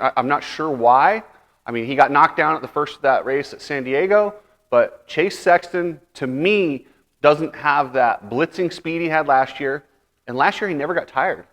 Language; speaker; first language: English; native; English